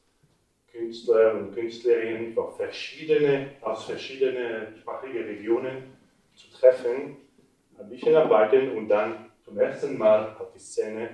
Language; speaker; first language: German; non-native, local second language; French